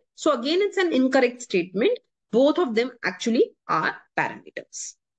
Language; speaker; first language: English; non-native, local second language; Hindi